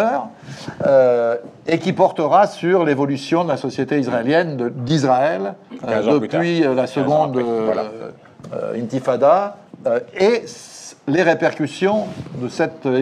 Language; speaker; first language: French; native; French